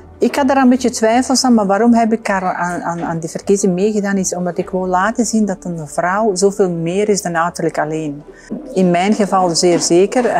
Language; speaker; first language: Dutch; non-native, fluent; Bosnian